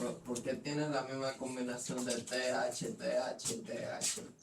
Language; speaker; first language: Spanish; early bilingual, heritage; Spanish